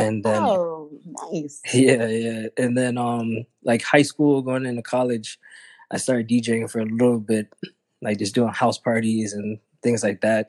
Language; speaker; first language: English; native; English